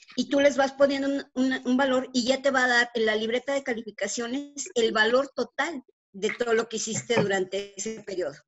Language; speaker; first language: Spanish; native; Spanish